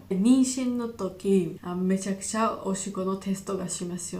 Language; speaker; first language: Japanese; non-native, learner; Georgian